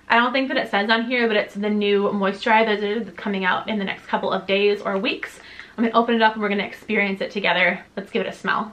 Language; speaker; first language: English; native; English